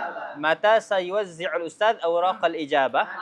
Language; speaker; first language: Arabic; non-native, fluent; Indonesian